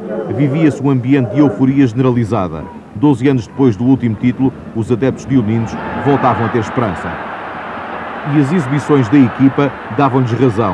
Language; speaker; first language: Portuguese; native; Portuguese